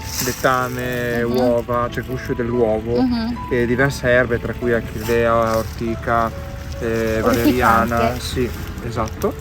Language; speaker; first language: Italian; native; Italian